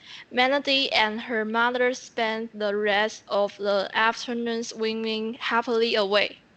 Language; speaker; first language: English; non-native, learner; Chinese